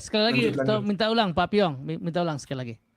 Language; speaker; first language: Indonesian; native; Indonesian